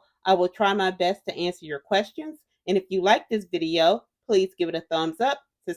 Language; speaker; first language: English; native; English